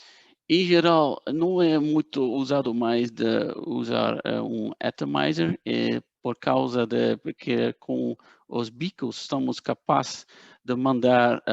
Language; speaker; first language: Portuguese; non-native, fluent; Dutch